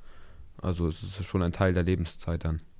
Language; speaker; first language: German; native; German